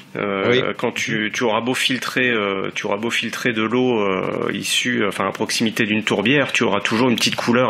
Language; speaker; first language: French; native; French